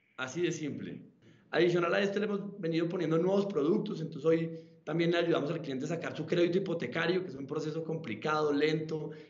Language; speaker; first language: Spanish; native; Spanish